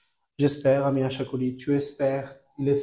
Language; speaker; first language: French; non-native, fluent; Bangla